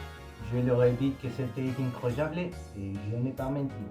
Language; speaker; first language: French; non-native, learner; Spanish